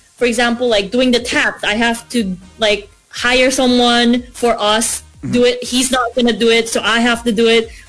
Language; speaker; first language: English; non-native, local second language; Korean